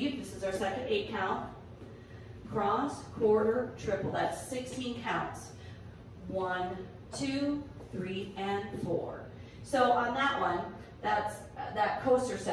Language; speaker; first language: English; native; English